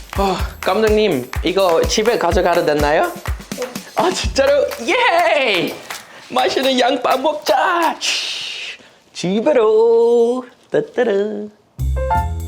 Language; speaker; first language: Korean; non-native, fluent; Dutch